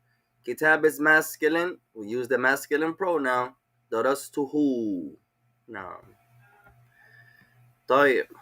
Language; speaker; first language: Arabic; non-native, fluent; English